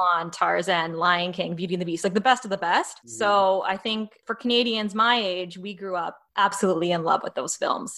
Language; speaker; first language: English; native; English